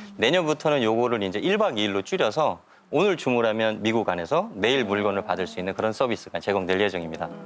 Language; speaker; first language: Korean; native; Korean